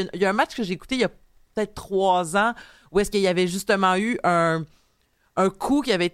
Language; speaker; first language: French; native; French